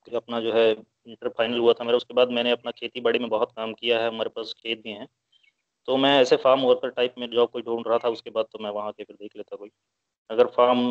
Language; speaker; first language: Hindi; native; Hindi